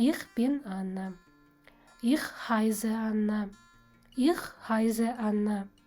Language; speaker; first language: German; non-native, fluent; Kazakh